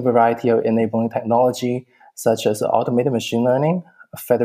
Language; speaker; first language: English; native; English